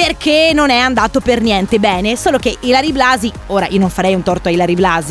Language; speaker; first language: Italian; native; Italian